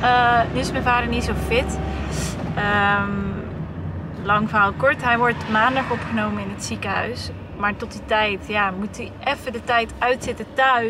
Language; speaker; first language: Dutch; native; Dutch